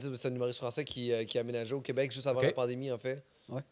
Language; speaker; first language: French; native; French